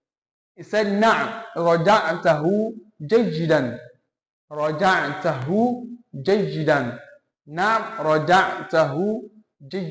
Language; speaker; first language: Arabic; non-native, fluent; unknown